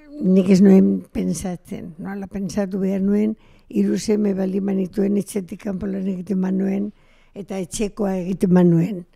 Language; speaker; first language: Basque; non-native, local second language; Spanish